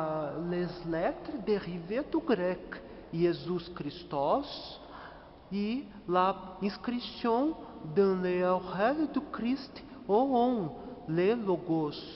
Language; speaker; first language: French; non-native, learner; Portuguese